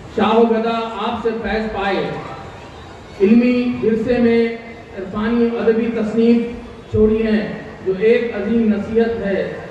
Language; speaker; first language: Urdu; native; Urdu